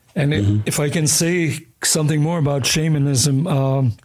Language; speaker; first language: English; early bilingual, other home language; German